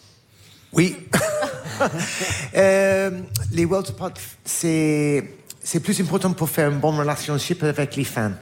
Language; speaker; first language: French; non-native, learner; English